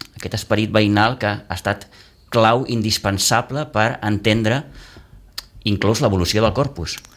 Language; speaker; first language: Catalan; native; Catalan